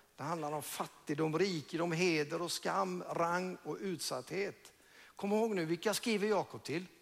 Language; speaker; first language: Swedish; non-native, fluent; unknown